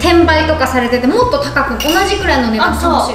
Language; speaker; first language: Japanese; native; Japanese